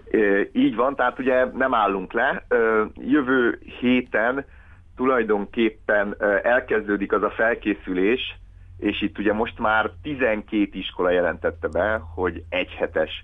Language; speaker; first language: Hungarian; native; Hungarian